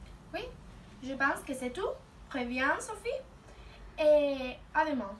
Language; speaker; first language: French; non-native, learner; Spanish